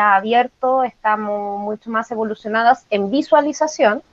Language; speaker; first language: Spanish; native; Spanish